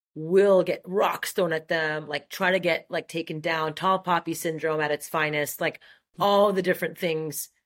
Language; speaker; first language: English; non-native, fluent; French